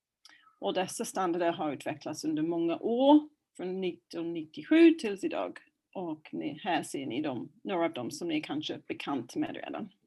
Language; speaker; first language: Swedish; non-native, fluent; English